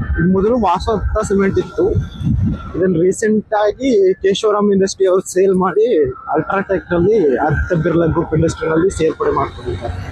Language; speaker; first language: Kannada; non-native, local second language; Lambadi